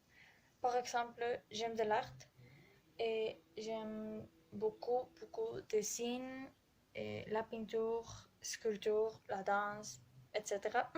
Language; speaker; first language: French; non-native, learner; Spanish